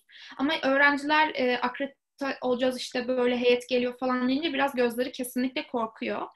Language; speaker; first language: Turkish; native; Turkish